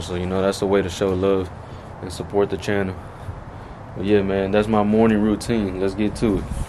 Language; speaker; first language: English; early bilingual, other home language; Spanish